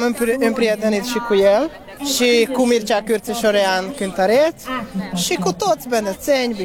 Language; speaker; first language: Romanian; non-native, learner; Hungarian